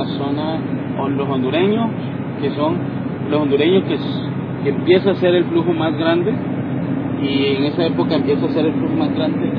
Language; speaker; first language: Spanish; native; Spanish